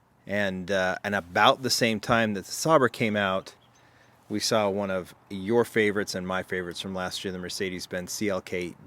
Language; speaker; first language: English; native; English